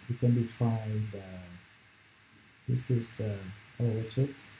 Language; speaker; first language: English; non-native, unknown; Vietnamese